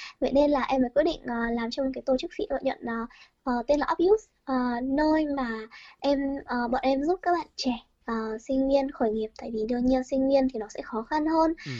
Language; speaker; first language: Vietnamese; early bilingual, heritage; Vietnamese